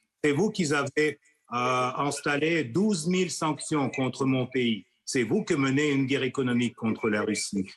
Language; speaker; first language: French; non-native, fluent; Russian